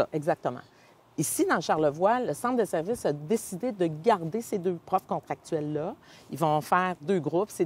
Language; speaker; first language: French; native; French